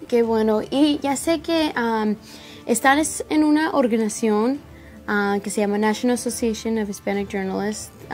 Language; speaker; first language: Spanish; early bilingual, heritage; Spanish